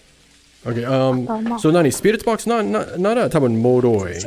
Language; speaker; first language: Japanese; non-native, learner; English